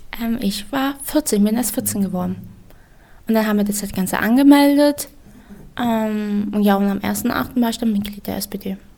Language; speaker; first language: German; native; German